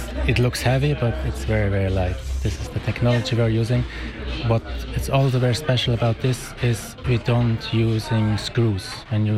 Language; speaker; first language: English; non-native, fluent; Persian